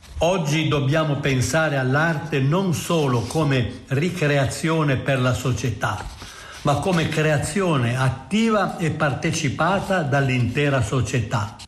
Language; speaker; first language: Italian; native; Italian